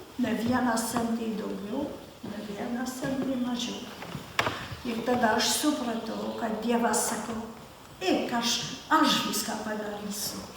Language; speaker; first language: Lithuanian; non-native, fluent; German